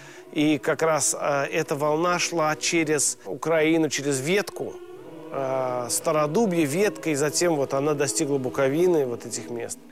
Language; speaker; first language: Russian; native; Russian